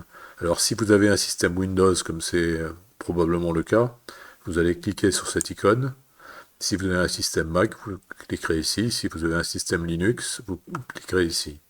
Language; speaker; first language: French; native; French